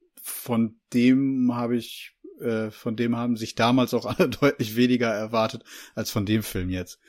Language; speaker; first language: German; native; German